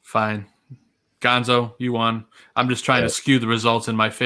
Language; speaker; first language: English; native; English